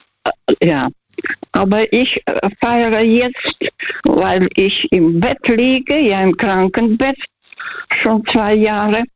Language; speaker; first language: German; non-native, local second language; Russian